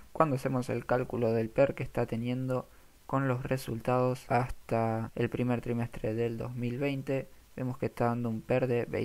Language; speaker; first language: Spanish; native; Spanish